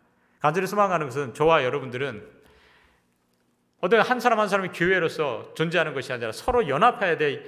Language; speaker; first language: Korean; native; Korean